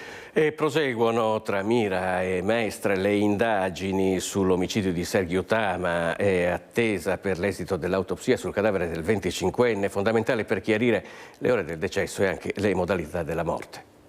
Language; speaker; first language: Italian; native; Italian